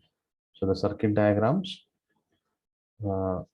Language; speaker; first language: English; non-native, local second language; Kannada